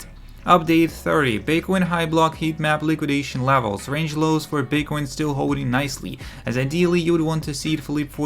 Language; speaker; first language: English; non-native, fluent; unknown